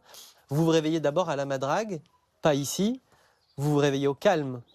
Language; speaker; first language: French; native; French